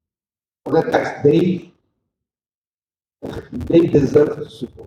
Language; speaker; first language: English; non-native, learner; Portuguese